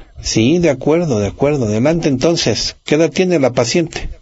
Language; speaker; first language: Spanish; native; Spanish